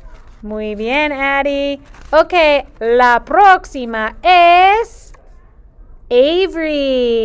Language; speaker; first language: Spanish; non-native, fluent; English